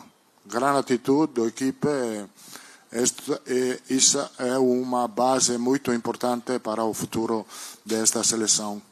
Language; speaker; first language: Portuguese; non-native, learner; Italian